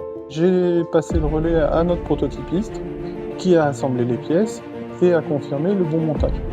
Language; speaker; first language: French; native; French